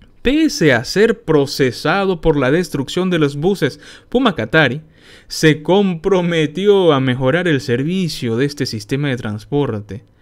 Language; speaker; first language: Spanish; native; Spanish